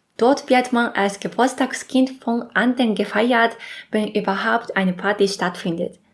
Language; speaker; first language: German; non-native, fluent; Japanese